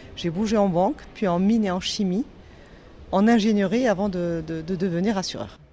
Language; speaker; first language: French; non-native, local second language; Arabic